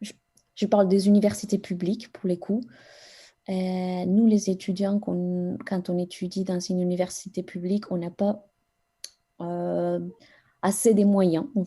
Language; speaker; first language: French; non-native, fluent; Spanish